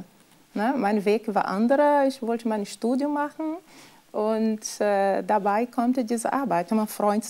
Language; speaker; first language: German; non-native, fluent; Portuguese